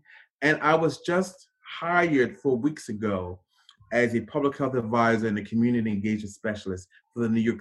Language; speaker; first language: English; native; English